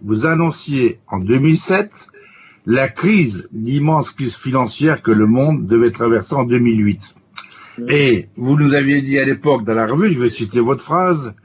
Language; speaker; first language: French; native; French